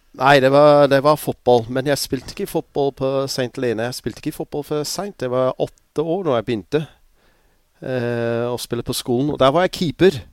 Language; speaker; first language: Norwegian; non-native, fluent; English